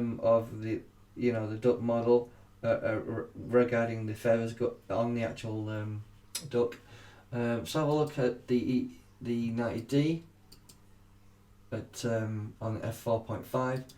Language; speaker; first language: English; native; English